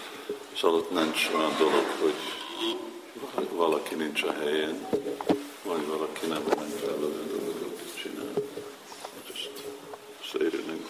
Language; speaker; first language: Hungarian; non-native, fluent; English